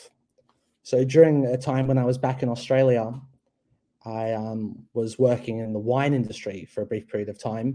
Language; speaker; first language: English; native; English